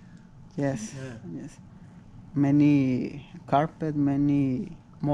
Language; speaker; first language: English; non-native, learner; Spanish